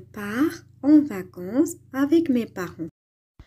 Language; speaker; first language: French; non-native, fluent; Tamil